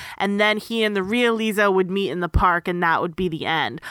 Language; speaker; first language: English; native; English